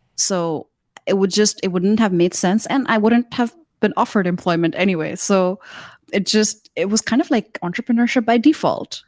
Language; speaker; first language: English; non-native, local second language; Urdu